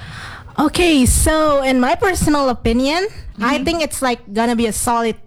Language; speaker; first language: English; non-native, fluent; Indonesian